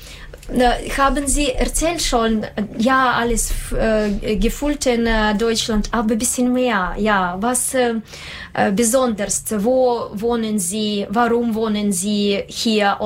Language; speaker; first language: German; non-native, learner; Russian